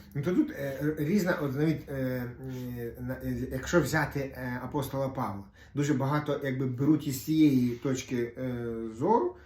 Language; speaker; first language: Ukrainian; non-native, local second language; Russian